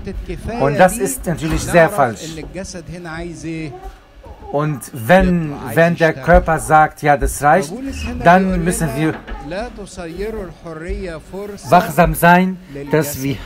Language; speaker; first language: German; non-native, fluent; Arabic